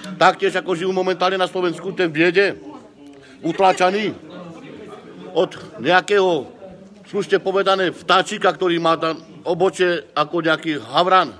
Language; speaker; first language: Slovak; non-native, local second language; Romany